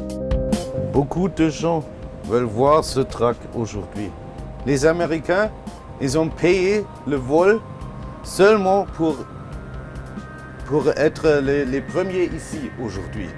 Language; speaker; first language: French; non-native, learner; German